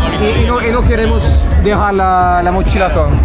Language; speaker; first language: Spanish; non-native, learner; French